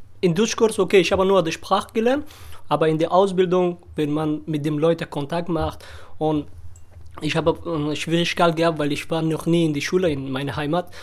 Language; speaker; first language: German; non-native, learner; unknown